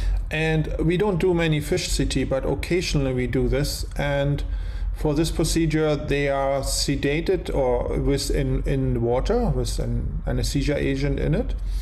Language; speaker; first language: English; non-native, fluent; German